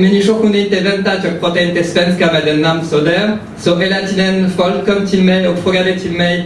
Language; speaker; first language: Swedish; early bilingual, heritage; French